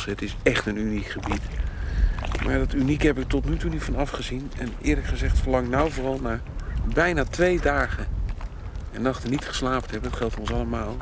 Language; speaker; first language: Dutch; native; Dutch